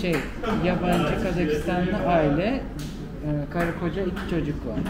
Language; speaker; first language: Turkish; non-native, learner; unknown